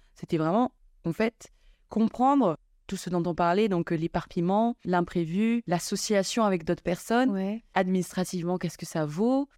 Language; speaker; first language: French; non-native, local second language; Malagasy